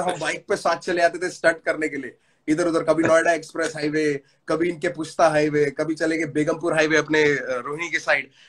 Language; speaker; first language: Hindi; native; Hindi